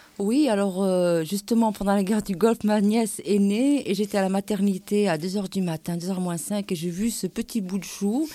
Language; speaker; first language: French; non-native, local second language; Arabic